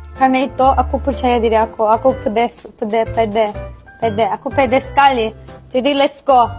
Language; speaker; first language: Indonesian; non-native, fluent; Turkish